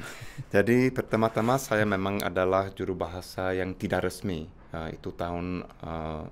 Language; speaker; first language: Indonesian; non-native, fluent; Czech